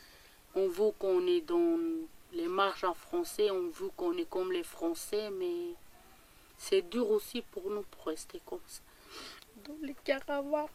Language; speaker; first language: French; non-native, learner; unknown